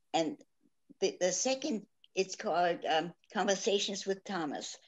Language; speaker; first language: English; early bilingual, other home language; German